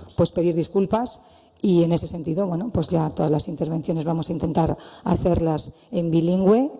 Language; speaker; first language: Spanish; native; Spanish